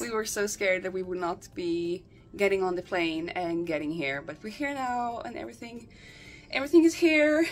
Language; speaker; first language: English; non-native, fluent; Swedish